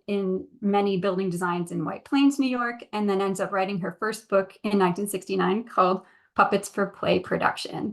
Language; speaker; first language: English; native; English